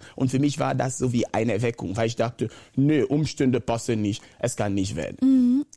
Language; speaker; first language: German; non-native, fluent; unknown